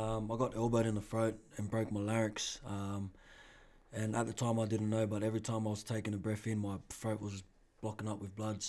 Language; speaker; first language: English; native; English